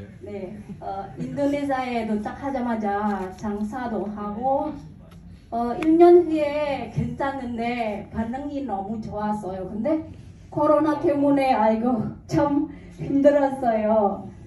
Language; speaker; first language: Korean; non-native, learner; Indonesian